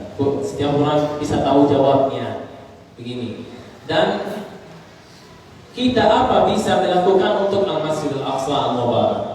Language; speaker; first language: Indonesian; non-native, learner; Arabic